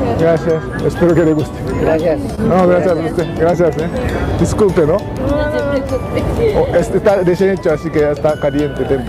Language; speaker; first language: Spanish; non-native, learner; Japanese